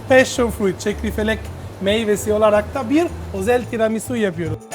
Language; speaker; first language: Turkish; non-native, learner; Italian